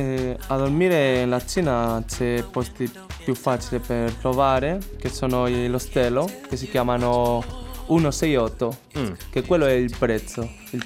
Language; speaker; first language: Italian; non-native, learner; Chinese